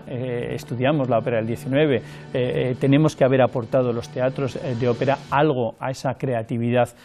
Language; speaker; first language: Spanish; native; Spanish